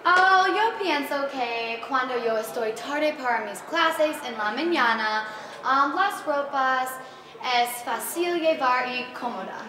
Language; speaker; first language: Spanish; non-native, learner; English